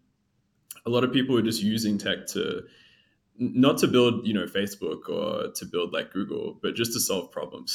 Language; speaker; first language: English; native; English